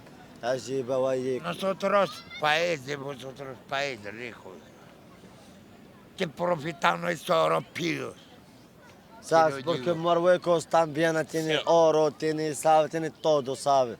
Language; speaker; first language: Spanish; non-native, learner; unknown